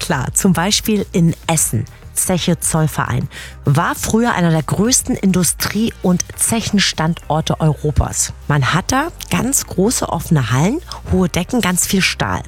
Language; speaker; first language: German; native; German